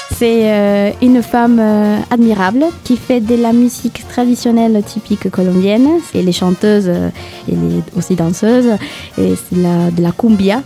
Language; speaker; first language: French; non-native, fluent; Spanish